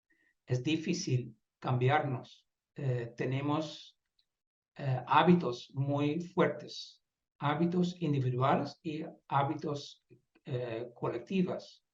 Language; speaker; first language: Spanish; non-native, fluent; Dutch